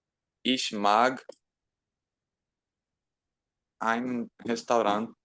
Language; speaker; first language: German; non-native, learner; Portuguese